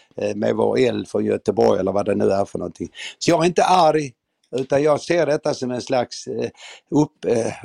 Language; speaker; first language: Swedish; native; Swedish